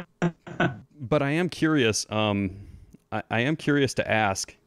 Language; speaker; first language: English; native; English